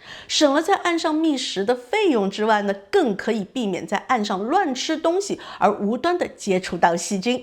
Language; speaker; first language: Chinese; native; Chinese